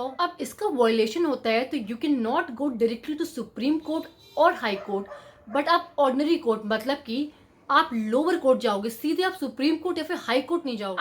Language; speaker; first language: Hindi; native; Hindi